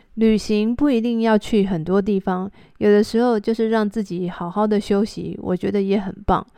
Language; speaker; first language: Chinese; native; Chinese